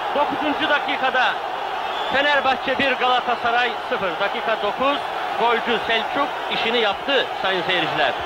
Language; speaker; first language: Turkish; native; Turkish